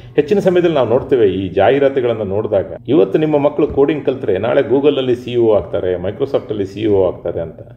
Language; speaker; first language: Kannada; native; Kannada